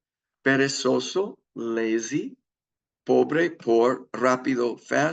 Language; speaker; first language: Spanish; non-native, fluent; English